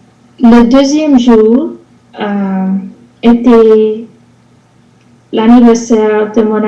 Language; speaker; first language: French; non-native, learner; English